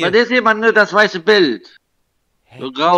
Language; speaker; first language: German; non-native, local second language; Luxembourgish